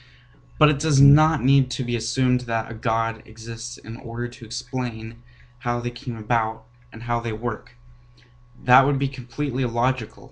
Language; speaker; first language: English; native; English